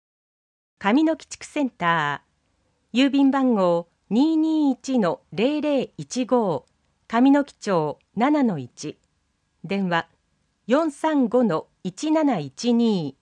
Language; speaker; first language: Japanese; native; Japanese